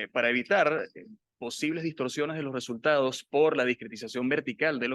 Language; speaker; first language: Spanish; native; Spanish